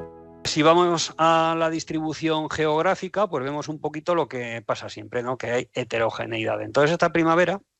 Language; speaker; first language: Spanish; native; Spanish